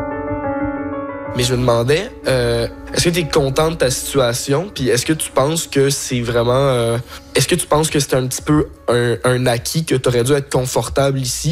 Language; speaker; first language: French; native; French